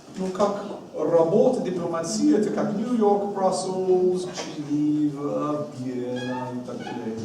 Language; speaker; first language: Russian; non-native, learner; English